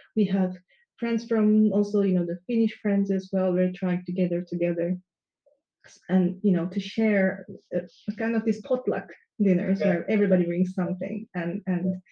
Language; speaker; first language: English; non-native, fluent; Turkish